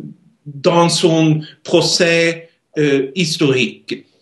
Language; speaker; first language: French; non-native, learner; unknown